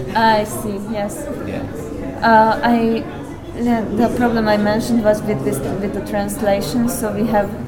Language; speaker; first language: English; non-native, fluent; Hungarian